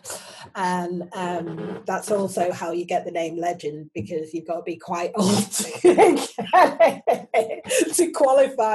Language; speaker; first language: English; native; English